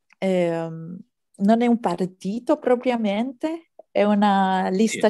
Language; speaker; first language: Italian; non-native, fluent; Spanish